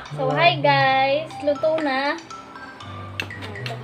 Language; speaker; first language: Filipino; native; Filipino